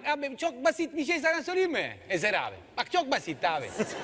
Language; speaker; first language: Turkish; non-native, fluent; Italian